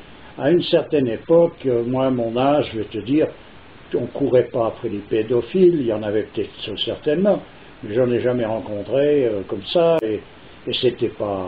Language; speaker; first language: French; native; French